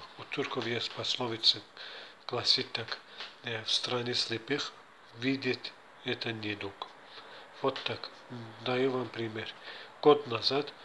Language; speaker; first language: Russian; non-native, fluent; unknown